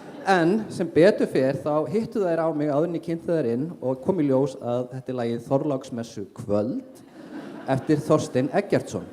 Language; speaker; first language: Icelandic; native; Icelandic